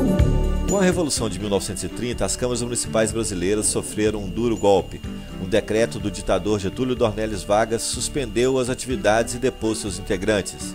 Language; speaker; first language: Portuguese; native; Portuguese